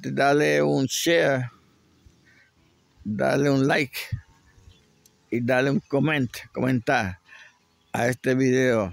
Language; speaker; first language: Spanish; native; Spanish